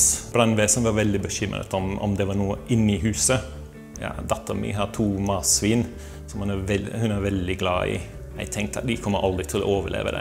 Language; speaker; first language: Norwegian; non-native, fluent; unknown